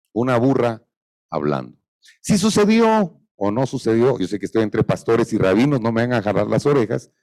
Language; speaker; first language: Spanish; native; Spanish